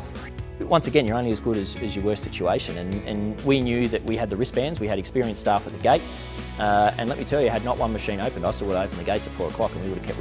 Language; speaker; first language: English; native; English